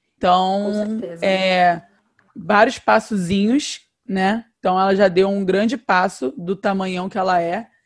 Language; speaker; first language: Portuguese; native; Portuguese